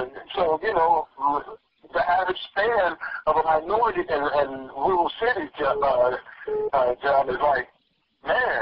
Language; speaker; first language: English; native; English